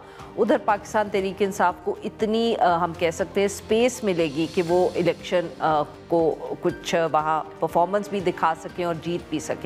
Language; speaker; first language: Urdu; native; Urdu